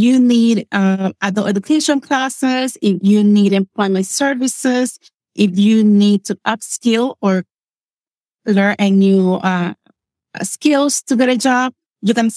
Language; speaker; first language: English; non-native, fluent; Spanish